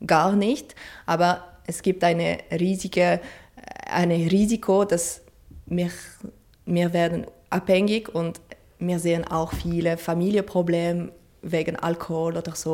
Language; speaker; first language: German; non-native, fluent; French